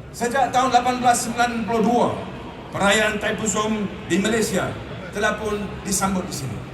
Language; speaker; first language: Malay; non-native, local second language; Punjabi